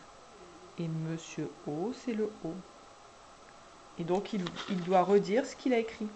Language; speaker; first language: French; native; French